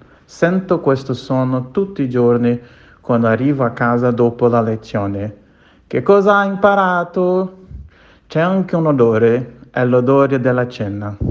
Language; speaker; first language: Italian; non-native, learner; Portuguese